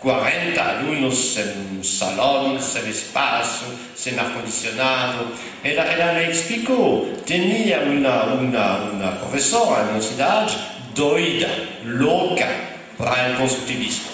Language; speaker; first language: Spanish; non-native, fluent; French